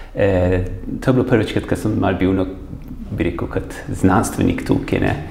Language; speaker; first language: Slovenian; early bilingual, heritage; Slovenian